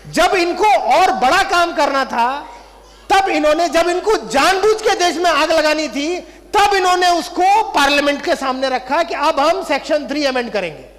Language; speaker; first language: Hindi; non-native, local second language; Marathi